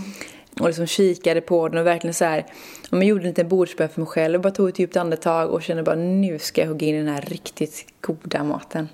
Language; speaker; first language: Swedish; native; Swedish